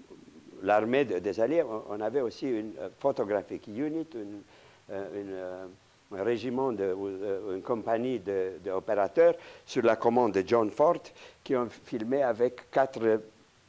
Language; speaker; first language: French; non-native, fluent; Romanian